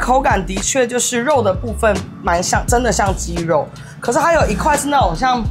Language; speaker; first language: Chinese; native; Chinese